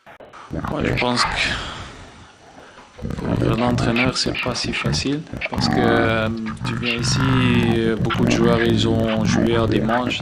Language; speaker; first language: French; non-native, fluent; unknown